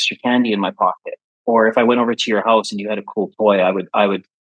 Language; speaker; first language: English; native; English